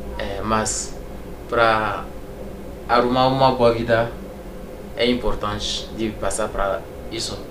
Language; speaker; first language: Portuguese; non-native, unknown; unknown